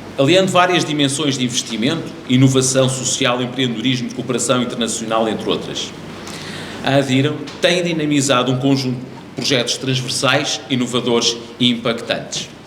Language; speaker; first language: Portuguese; native; Portuguese